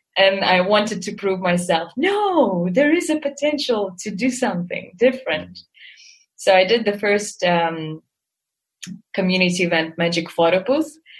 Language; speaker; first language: English; non-native, fluent; Russian